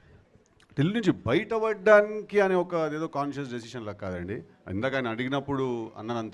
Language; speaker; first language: Telugu; native; Telugu